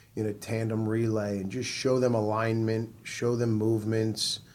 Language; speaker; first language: English; native; English